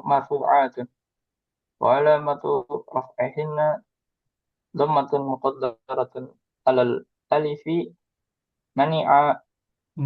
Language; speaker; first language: Arabic; non-native, learner; Indonesian